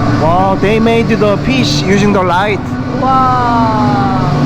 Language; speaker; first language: English; non-native, learner; Korean